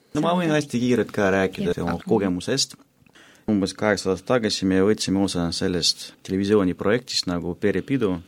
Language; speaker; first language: Estonian; non-native, local second language; Russian